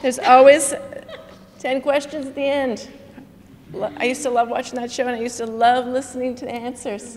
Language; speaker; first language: English; native; English